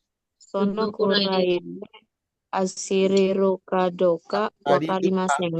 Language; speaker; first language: Japanese; non-native, learner; Indonesian